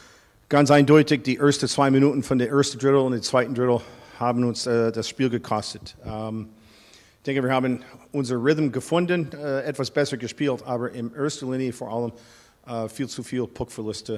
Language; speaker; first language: German; non-native, fluent; English